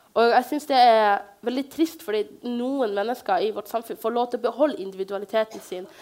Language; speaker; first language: Norwegian; early bilingual, other home language; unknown